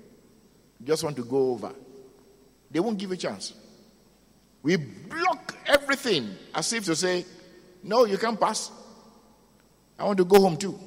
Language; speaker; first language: English; non-native, local second language; Yoruba